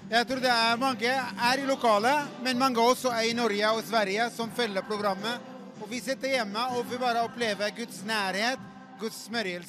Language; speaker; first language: Swedish; non-native, fluent; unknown